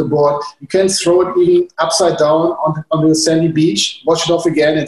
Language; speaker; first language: English; non-native, fluent; German